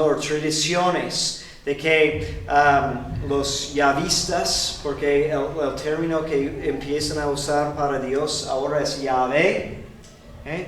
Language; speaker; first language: Spanish; non-native, fluent; English